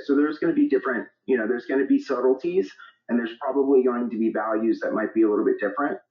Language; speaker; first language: English; native; English